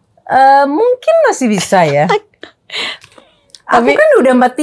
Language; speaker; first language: Indonesian; native; Indonesian